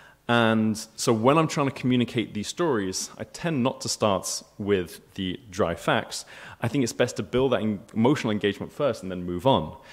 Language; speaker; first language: English; native; English